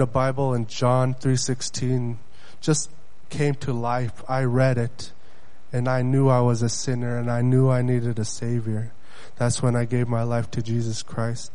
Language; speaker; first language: English; early bilingual, other home language; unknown